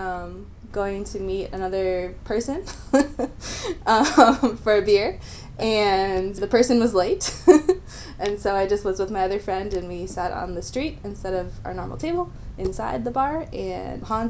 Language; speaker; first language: English; native; English